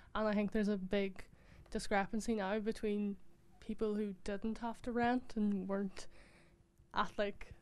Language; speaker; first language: English; native; English